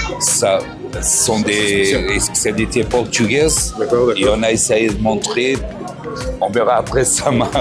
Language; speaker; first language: French; early bilingual, other home language; Portuguese